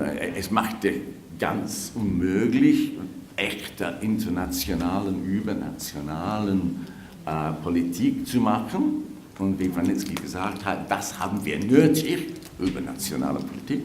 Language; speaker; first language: German; non-native, fluent; English